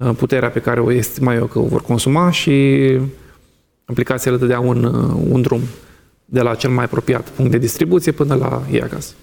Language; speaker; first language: Romanian; native; Romanian